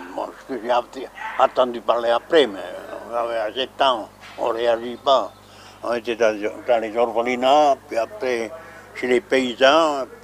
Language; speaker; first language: French; non-native, local second language; Swiss German